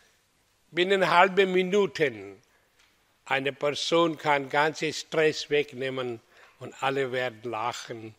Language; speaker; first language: German; non-native, learner; Hindi